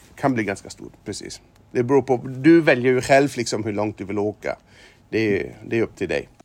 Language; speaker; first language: Swedish; non-native, fluent; German